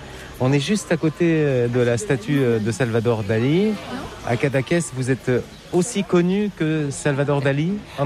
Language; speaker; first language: French; native; French